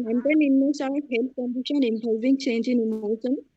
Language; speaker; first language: English; non-native, local second language; Assamese